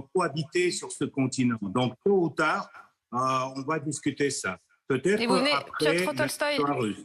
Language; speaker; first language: French; non-native, fluent; Russian